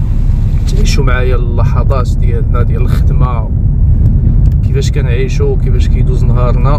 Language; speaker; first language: Arabic; native; Arabic